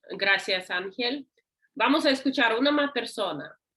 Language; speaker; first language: Spanish; non-native, learner; English